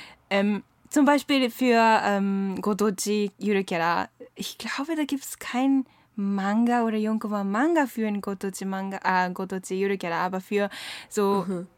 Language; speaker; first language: German; non-native, learner; Japanese